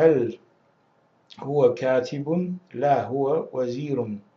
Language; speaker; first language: Arabic; non-native, fluent; Russian